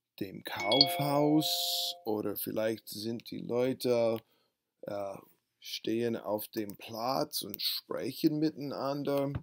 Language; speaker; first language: German; non-native, fluent; English